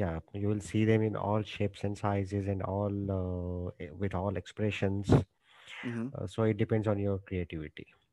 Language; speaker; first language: English; non-native, local second language; Marathi